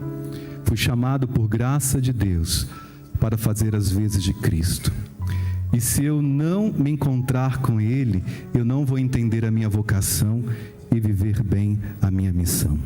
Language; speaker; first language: Portuguese; native; Portuguese